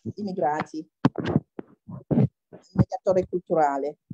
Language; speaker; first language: Italian; non-native, fluent; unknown